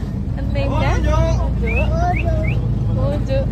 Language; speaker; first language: Filipino; native; Filipino